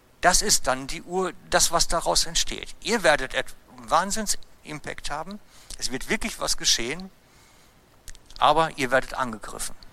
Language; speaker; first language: German; native; German